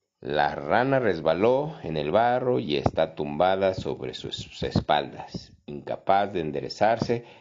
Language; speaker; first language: Spanish; native; Spanish